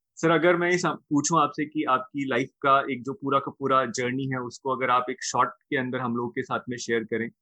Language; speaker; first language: Hindi; native; Hindi